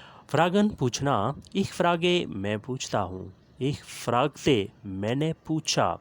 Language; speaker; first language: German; non-native, learner; Urdu